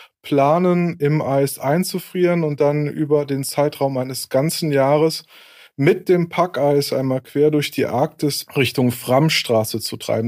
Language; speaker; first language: German; native; German